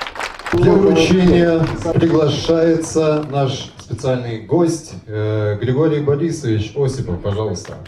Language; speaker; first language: Russian; native; Russian